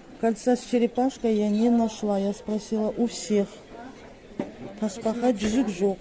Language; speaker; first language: Russian; native; Russian